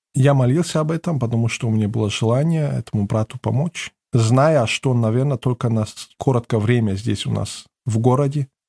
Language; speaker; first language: Russian; early bilingual, heritage; German